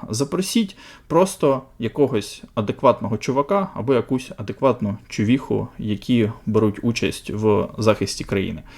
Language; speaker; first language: Ukrainian; native; Ukrainian